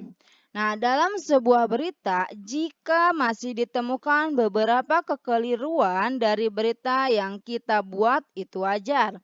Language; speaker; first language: Indonesian; native; Indonesian